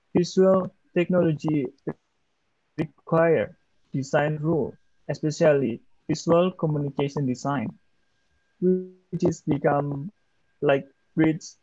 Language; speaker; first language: English; non-native, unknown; Indonesian